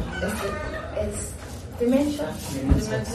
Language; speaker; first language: Spanish; non-native, learner; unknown